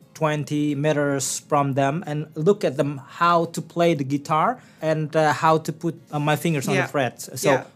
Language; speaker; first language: English; non-native, fluent; Indonesian